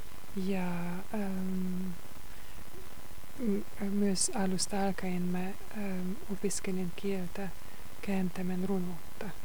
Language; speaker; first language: Finnish; non-native, fluent; Hungarian